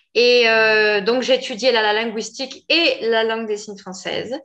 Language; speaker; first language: French; native; French